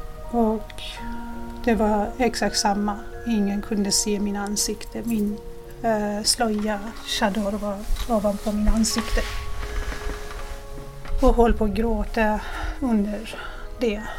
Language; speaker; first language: Swedish; non-native, fluent; Persian